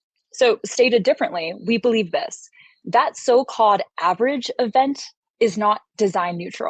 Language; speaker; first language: English; native; English